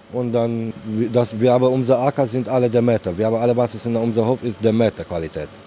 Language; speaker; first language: German; non-native, fluent; Romanian